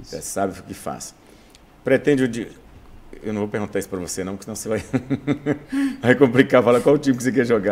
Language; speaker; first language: Portuguese; native; Portuguese